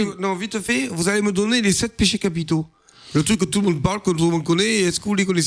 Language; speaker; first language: French; native; French